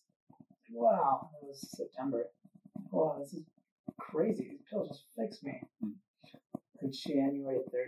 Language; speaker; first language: English; native; English